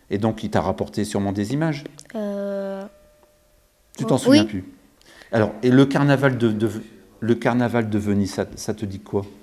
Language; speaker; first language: French; native; French